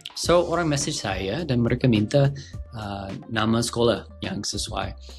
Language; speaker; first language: Malay; non-native, fluent; English